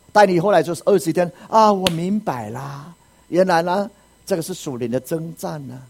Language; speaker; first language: Chinese; native; Chinese